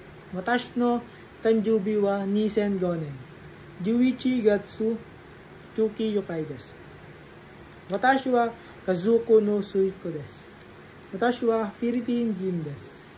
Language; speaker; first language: Japanese; non-native, learner; Filipino